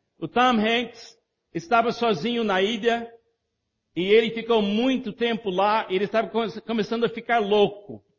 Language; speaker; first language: Portuguese; non-native, fluent; English